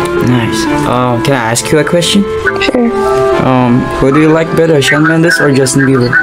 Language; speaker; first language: English; non-native, local second language; Filipino